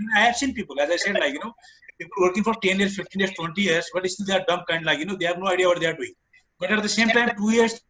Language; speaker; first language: English; non-native, local second language; Nepali